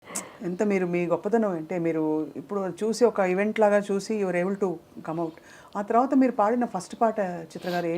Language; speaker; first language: Telugu; native; Telugu